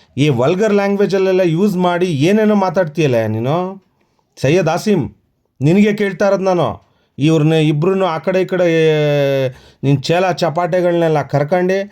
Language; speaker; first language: Kannada; non-native, local second language; Urdu